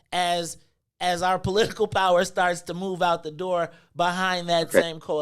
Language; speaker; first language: English; native; English